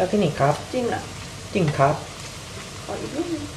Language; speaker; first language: Thai; early bilingual, heritage; Thai